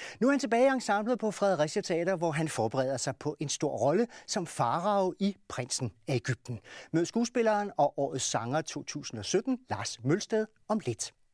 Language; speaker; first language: Danish; native; Danish